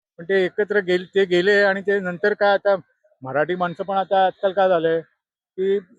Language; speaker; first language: Marathi; native; Marathi